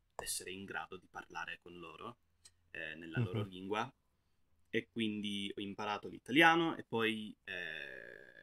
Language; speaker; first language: Spanish; non-native, fluent; English